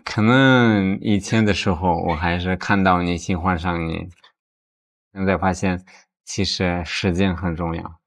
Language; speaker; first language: Chinese; non-native, fluent; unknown